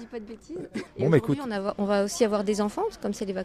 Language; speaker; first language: French; native; French